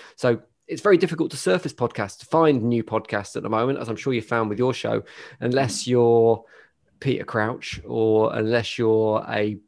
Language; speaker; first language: English; native; English